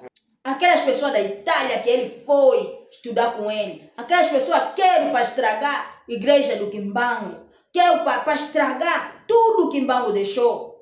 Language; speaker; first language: Portuguese; non-native, fluent; Lingala